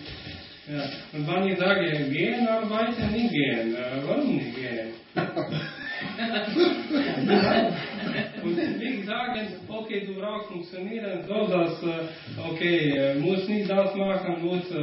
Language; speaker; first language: German; non-native, learner; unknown